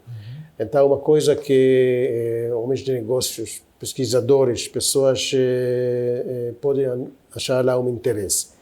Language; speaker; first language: Portuguese; non-native, fluent; Hebrew